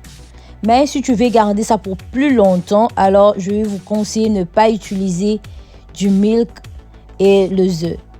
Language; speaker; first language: French; non-native, fluent; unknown